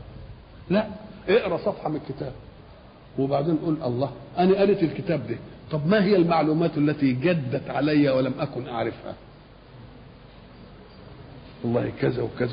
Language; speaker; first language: Arabic; native; Arabic